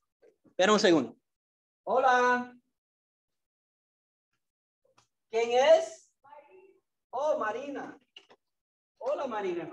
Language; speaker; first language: Spanish; early bilingual, other home language; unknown